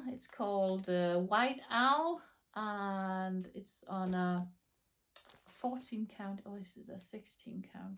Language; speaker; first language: English; non-native, fluent; Danish